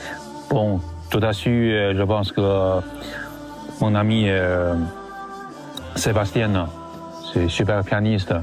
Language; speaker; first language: French; non-native, learner; Chinese